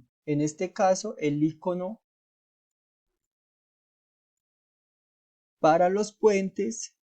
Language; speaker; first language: Spanish; native; Spanish